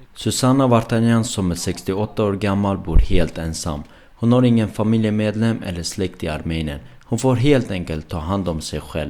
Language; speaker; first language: Swedish; early bilingual, other home language; Armenian